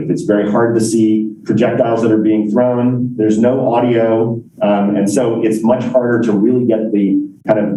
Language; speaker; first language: English; native; English